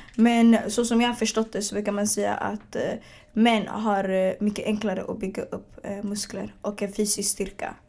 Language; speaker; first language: Swedish; early bilingual, other home language; Arabic